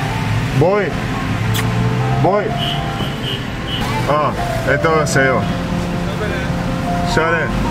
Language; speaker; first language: Filipino; non-native, learner; Arabic